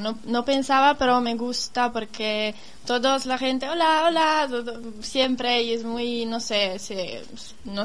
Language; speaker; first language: Spanish; non-native, learner; Italian